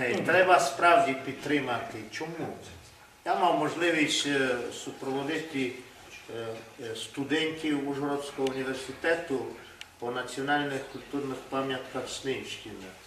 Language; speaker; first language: Ukrainian; early bilingual, heritage; Ukrainian